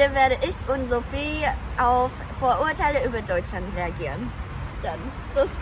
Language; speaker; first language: German; non-native, learner; Japanese